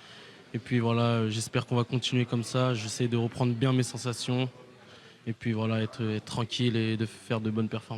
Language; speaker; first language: French; native; French